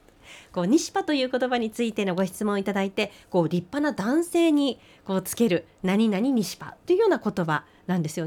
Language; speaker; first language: Japanese; native; Japanese